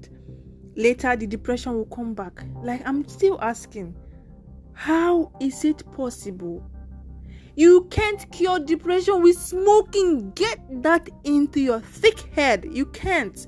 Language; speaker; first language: English; non-native, local second language; Nigerian Pidgin